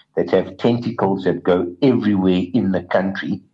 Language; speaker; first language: English; native; English